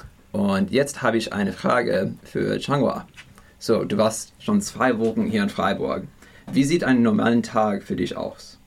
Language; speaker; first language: German; non-native, learner; English